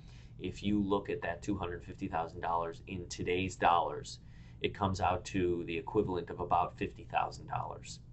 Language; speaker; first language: English; native; English